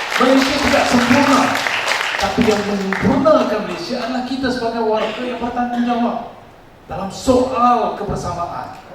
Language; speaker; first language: Malay; non-native, local second language; Tamil